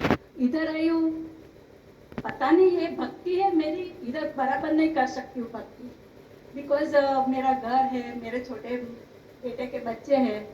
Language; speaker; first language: Hindi; non-native, local second language; Gujarati